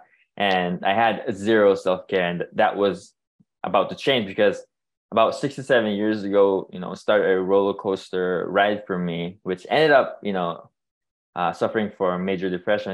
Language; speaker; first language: English; non-native, local second language; Filipino